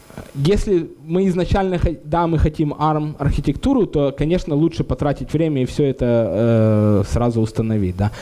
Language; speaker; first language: Russian; native; Russian